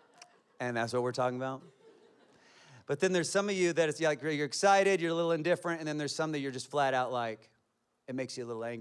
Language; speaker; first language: English; native; English